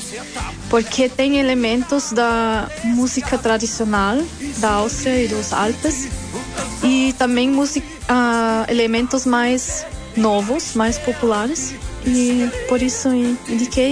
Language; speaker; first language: Portuguese; non-native, learner; German